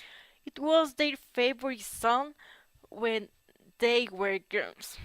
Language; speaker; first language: English; non-native, learner; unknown